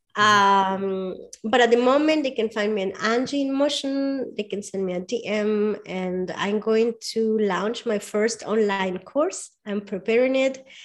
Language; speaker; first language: English; non-native, fluent; Spanish